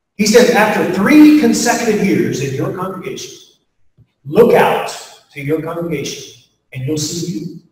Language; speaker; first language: English; native; English